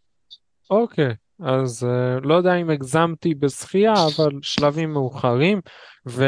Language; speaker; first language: Hebrew; native; Hebrew